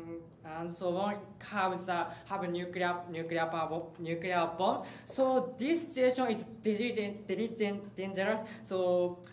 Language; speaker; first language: English; non-native, learner; Japanese